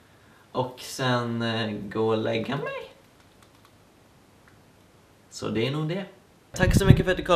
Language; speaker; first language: Swedish; native; Swedish